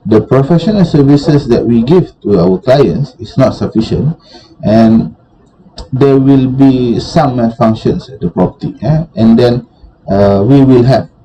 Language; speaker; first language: English; non-native, local second language; Malay